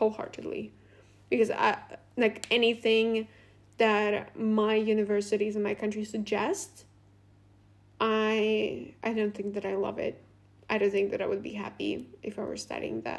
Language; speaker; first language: English; non-native, fluent; Russian